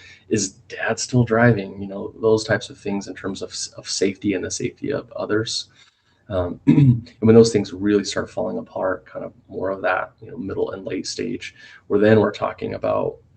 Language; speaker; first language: English; native; English